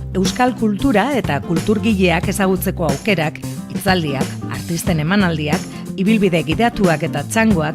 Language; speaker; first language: Basque; native; Basque